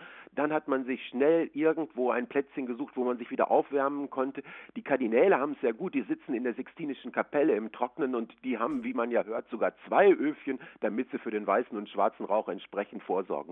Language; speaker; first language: German; native; German